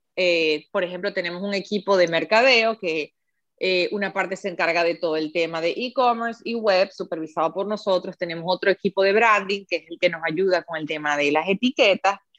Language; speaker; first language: Spanish; native; Spanish